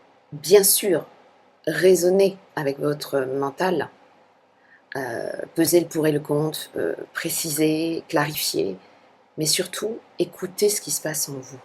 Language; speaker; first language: French; native; French